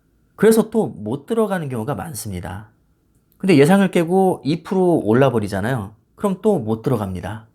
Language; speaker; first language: Korean; native; Korean